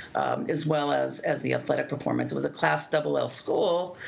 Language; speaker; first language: English; native; English